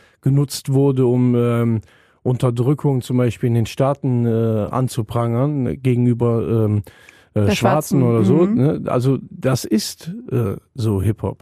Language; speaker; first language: German; native; German